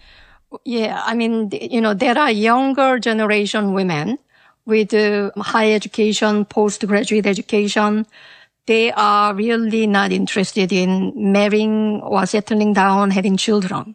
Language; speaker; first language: English; non-native, fluent; Korean